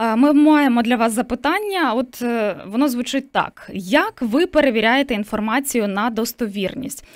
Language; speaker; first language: Ukrainian; native; Ukrainian